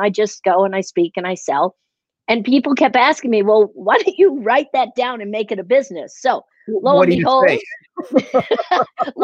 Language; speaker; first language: English; native; English